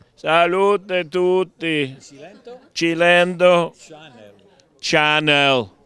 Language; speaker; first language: Italian; non-native, learner; Danish